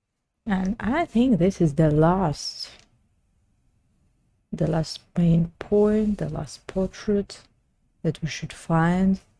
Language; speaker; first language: English; non-native, learner; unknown